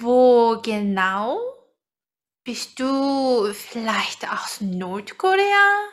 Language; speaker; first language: German; non-native, fluent; Korean